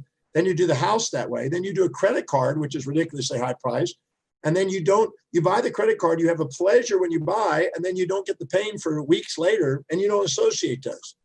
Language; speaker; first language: English; native; English